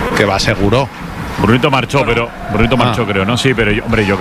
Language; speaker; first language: Spanish; native; Spanish